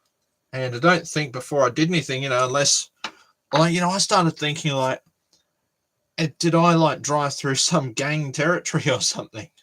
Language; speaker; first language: English; native; English